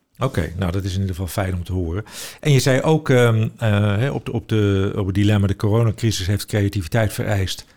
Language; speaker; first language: Dutch; native; Dutch